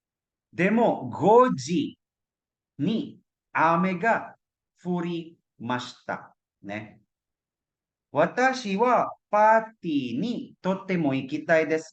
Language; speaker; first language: Japanese; non-native, fluent; Cebuano